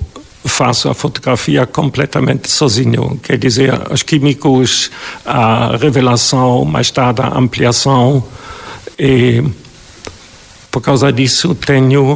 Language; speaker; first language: Portuguese; non-native, fluent; German